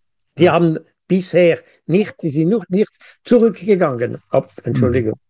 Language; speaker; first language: German; non-native, local second language; French